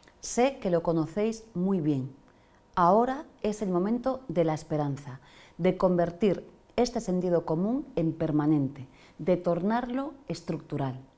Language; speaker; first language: Spanish; native; Spanish